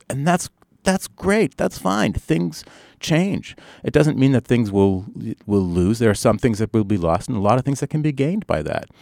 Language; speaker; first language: English; early bilingual, other home language; Arabic